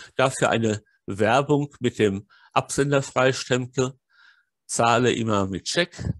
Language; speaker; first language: German; native; German